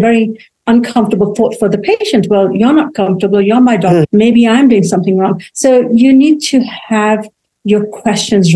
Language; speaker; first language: English; native; English